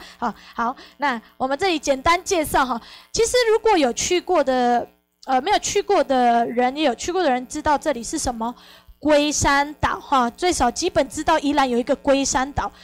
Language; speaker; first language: Chinese; non-native, fluent; Spanish